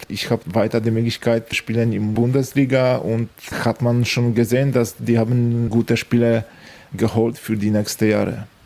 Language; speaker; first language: German; non-native, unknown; Polish